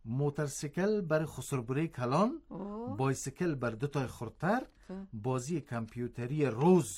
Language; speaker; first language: Persian; native; Persian